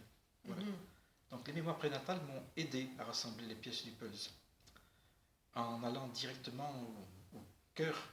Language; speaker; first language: French; native; French